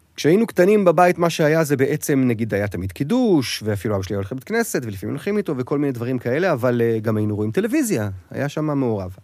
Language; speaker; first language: Hebrew; native; Hebrew